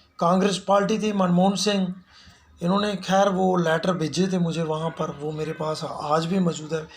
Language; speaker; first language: Hindi; non-native, local second language; Punjabi